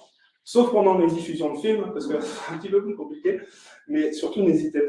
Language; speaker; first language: French; native; French